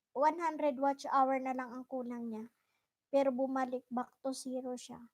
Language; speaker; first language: Filipino; non-native, local second language; Bikol